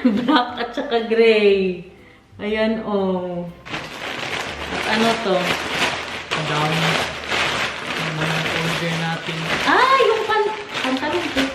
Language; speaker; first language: Filipino; non-native, local second language; Cebuano